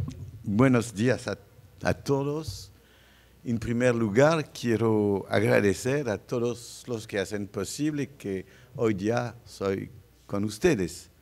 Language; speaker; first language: Spanish; non-native, fluent; French